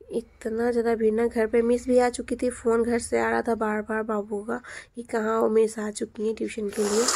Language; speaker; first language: Hindi; non-native, local second language; Bangla